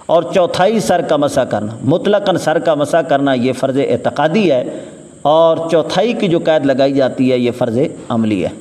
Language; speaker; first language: Urdu; native; Urdu